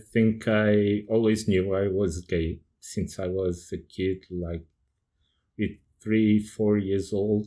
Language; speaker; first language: English; non-native, fluent; Portuguese